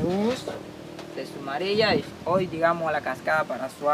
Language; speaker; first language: Spanish; native; Spanish